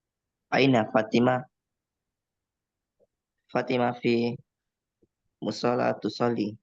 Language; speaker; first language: Arabic; non-native, learner; Indonesian